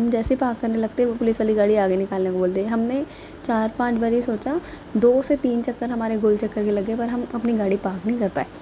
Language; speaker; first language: Hindi; native; Hindi